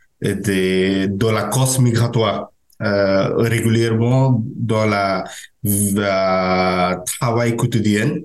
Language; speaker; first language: French; non-native, learner; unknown